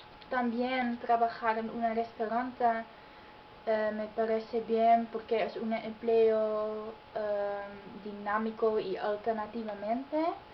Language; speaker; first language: Spanish; non-native, learner; Dutch